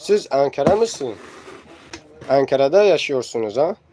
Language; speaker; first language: Turkish; non-native, learner; Tajik